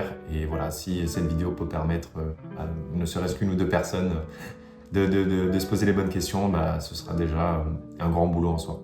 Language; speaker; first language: French; native; French